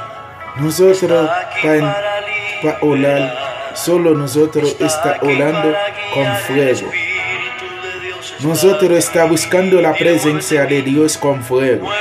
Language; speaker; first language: Spanish; non-native, learner; Haitian Creole